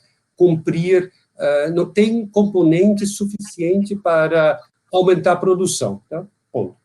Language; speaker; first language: Portuguese; non-native, fluent; Dutch